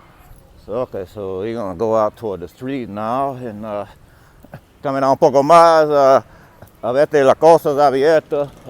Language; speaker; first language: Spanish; non-native, learner; English